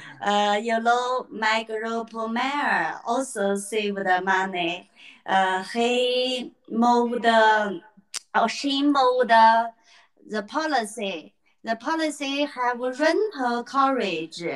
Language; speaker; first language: English; non-native, learner; Chinese